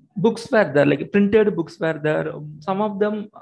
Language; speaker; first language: English; non-native, local second language; Tamil